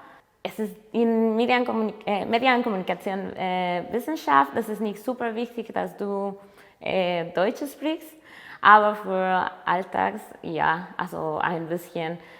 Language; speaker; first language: German; non-native, learner; Spanish